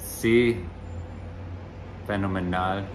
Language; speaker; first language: Spanish; non-native, learner; English